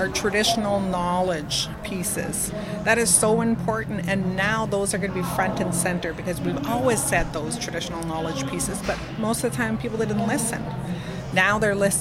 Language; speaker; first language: English; native; English